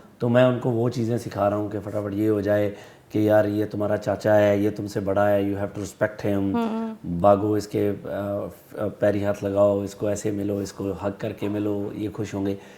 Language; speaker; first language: Hindi; non-native, local second language; Punjabi